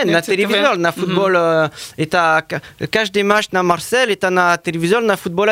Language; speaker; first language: Russian; non-native, learner; French